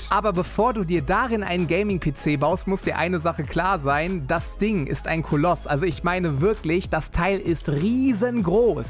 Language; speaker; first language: German; native; German